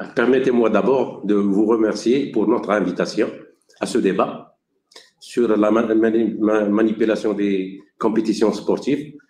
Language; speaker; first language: French; non-native, local second language; Arabic